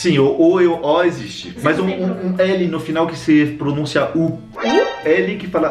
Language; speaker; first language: Portuguese; non-native, fluent; French